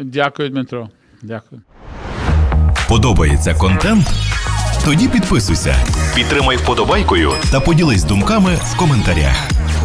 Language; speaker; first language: Ukrainian; non-native, local second language; Russian